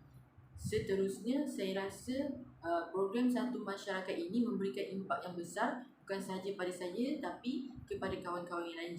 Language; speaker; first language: Malay; native; Malay